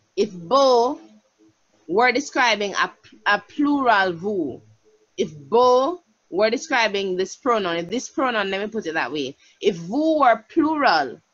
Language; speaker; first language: English; native; English